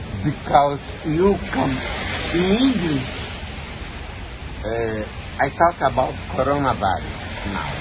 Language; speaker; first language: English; non-native, learner; Portuguese